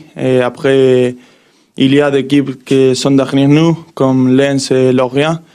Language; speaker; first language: French; non-native, learner; Spanish